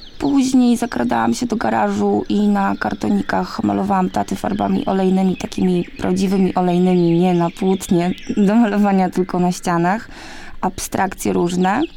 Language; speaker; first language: Polish; native; Polish